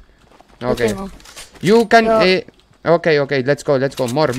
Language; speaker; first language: English; non-native, learner; Spanish